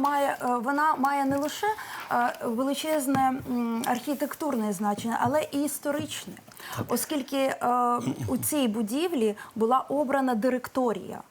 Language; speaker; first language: Ukrainian; native; Ukrainian